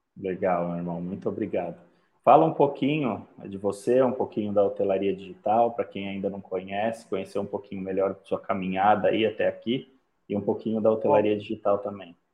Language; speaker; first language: Portuguese; native; Portuguese